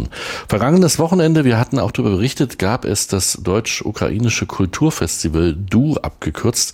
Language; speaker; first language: German; native; German